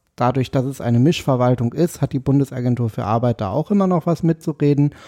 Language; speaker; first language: German; native; German